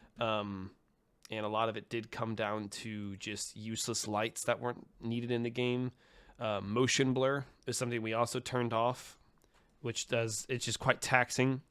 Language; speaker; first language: English; native; English